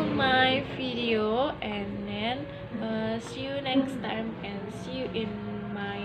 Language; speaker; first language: English; non-native, learner; Indonesian